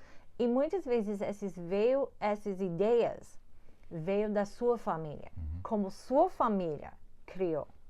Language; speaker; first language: Portuguese; non-native, fluent; English